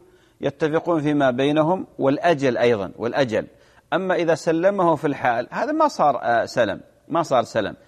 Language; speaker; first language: Arabic; native; Arabic